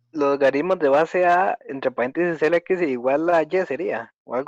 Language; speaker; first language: Spanish; native; Spanish